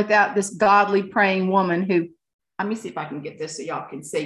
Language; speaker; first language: English; native; English